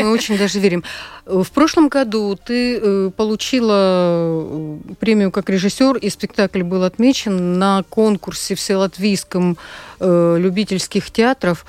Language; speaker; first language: Russian; native; Russian